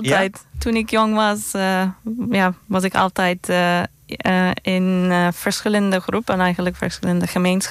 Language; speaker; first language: Dutch; non-native, fluent; Turkish